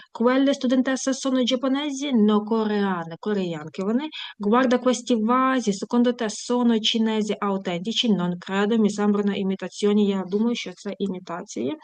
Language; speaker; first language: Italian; non-native, fluent; Ukrainian